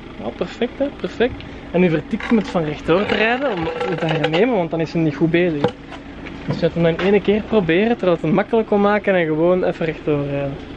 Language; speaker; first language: Dutch; native; Dutch